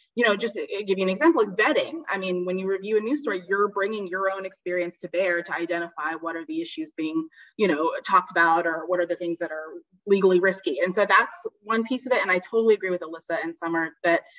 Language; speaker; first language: English; native; English